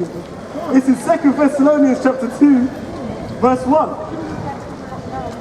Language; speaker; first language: English; native; English